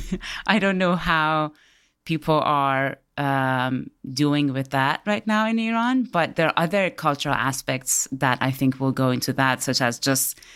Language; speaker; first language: English; early bilingual, other home language; Persian